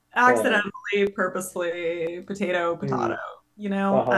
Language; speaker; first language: English; native; English